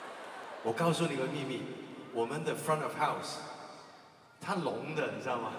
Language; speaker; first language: Chinese; non-native, local second language; Cantonese